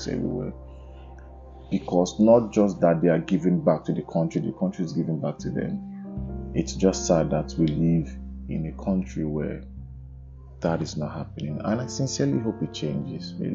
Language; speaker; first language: English; non-native, local second language; Igbo